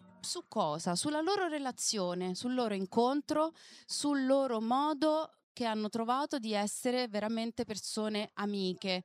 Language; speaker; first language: Italian; native; Italian